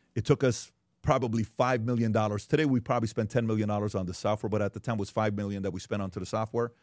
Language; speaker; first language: English; early bilingual, other home language; Persian